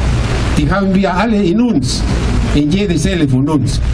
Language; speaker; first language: German; non-native, fluent; Spanish